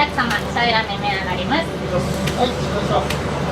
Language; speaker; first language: Japanese; native; Japanese